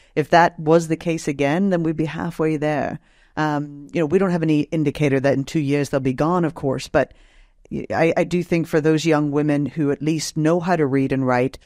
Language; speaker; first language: English; native; English